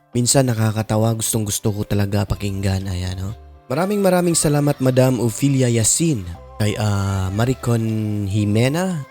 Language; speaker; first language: Filipino; non-native, local second language; Cebuano